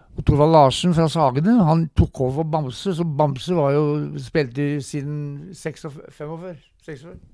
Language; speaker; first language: Norwegian; native; Norwegian